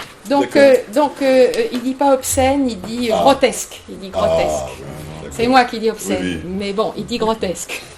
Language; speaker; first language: French; native; French